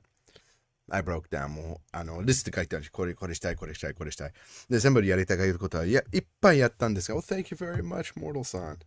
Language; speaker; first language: Japanese; non-native, learner; English